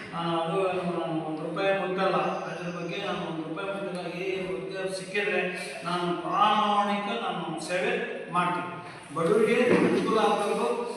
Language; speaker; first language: Kannada; non-native, local second language; Urdu